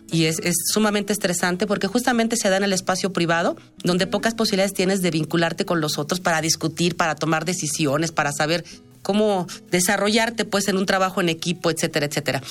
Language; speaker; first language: Spanish; native; Spanish